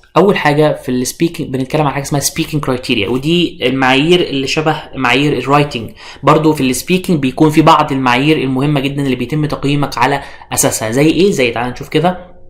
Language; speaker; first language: Egyptian Arabic; native; Egyptian Arabic